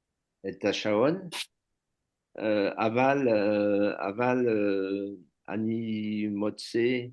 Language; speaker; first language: Hebrew; non-native, learner; French